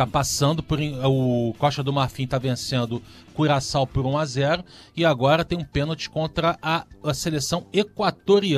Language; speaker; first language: Portuguese; native; Portuguese